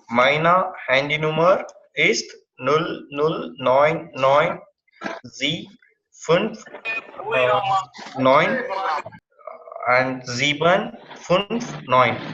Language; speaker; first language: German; non-native, learner; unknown